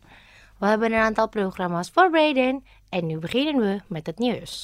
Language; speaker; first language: Dutch; non-native, fluent; Indonesian